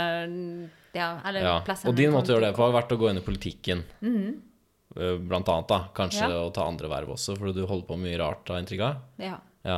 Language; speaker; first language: Norwegian; native; Norwegian